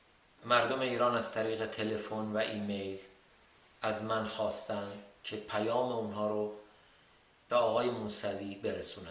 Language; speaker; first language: Persian; native; Persian